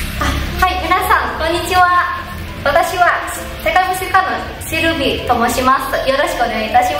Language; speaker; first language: Japanese; non-native, fluent; Indonesian